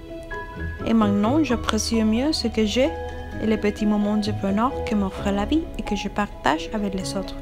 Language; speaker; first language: French; non-native, fluent; Spanish